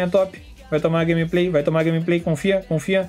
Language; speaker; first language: Portuguese; native; Portuguese